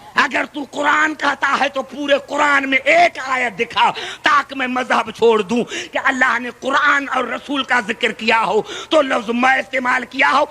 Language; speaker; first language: Urdu; non-native, local second language; Punjabi